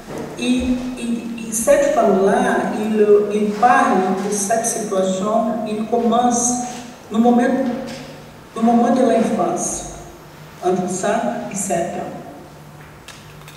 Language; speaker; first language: French; non-native, learner; Portuguese